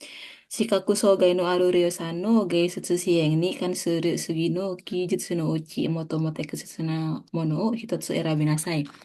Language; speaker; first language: Japanese; non-native, fluent; Indonesian